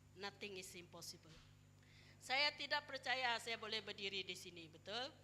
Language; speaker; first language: Malay; non-native, local second language; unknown